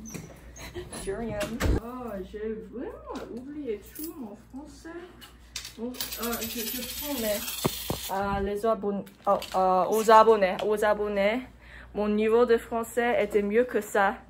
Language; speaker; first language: French; non-native, learner; English